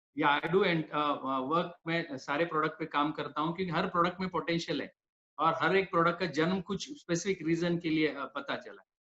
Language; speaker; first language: Hindi; non-native, local second language; Marathi